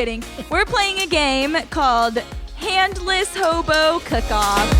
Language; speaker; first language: English; native; English